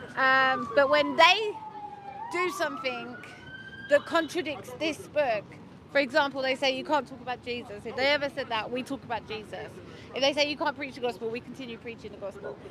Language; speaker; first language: English; native; English